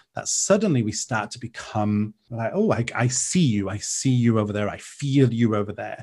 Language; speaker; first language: English; non-native, local second language; Welsh